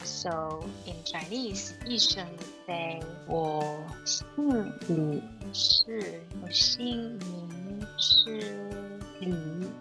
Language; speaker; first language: Chinese; non-native, learner; English